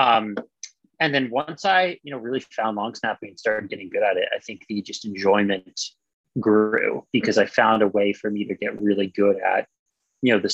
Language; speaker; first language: English; native; English